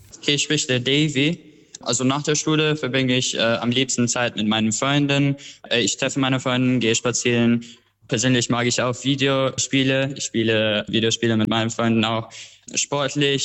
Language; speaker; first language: German; non-native, fluent; Albanian